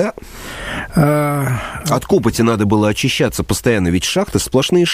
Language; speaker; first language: Russian; native; Russian